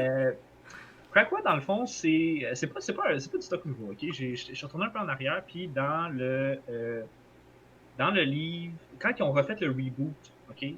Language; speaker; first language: French; native; French